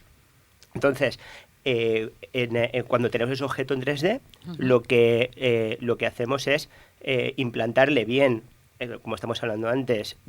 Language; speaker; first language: Spanish; native; Spanish